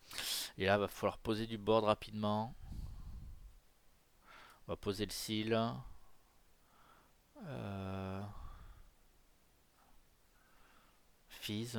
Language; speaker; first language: French; native; French